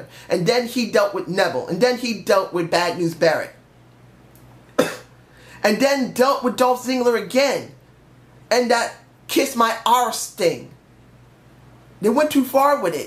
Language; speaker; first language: English; native; English